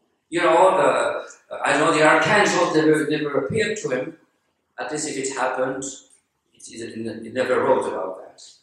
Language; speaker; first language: English; non-native, fluent; French